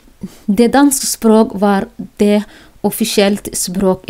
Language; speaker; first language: Norwegian; non-native, learner; Somali